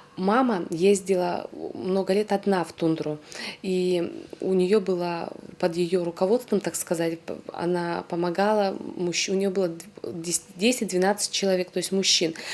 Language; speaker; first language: Russian; non-native, local second language; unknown